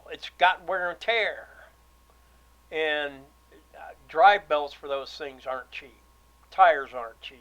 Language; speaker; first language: English; native; English